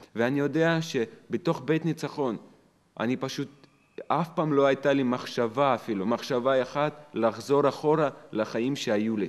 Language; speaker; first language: Hebrew; non-native, fluent; Russian